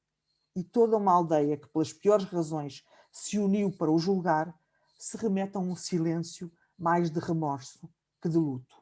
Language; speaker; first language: Portuguese; native; Portuguese